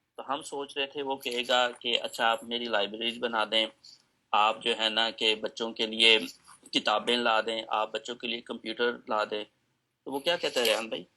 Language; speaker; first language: Urdu; native; Urdu